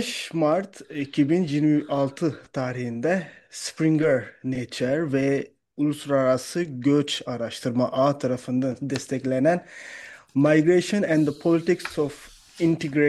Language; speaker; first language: Turkish; non-native, fluent; Urdu